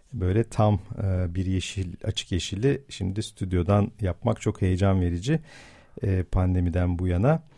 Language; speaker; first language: Turkish; native; Turkish